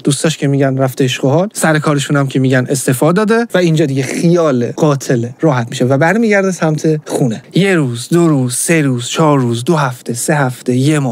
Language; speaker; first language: Persian; native; Persian